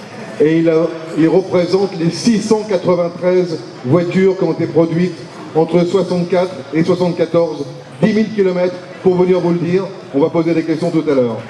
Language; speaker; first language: French; native; French